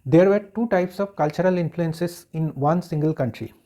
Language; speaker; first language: English; non-native, local second language; Bangla